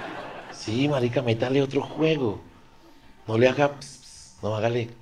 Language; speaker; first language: Spanish; native; Spanish